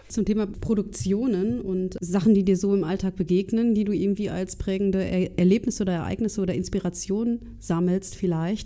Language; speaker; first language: German; native; German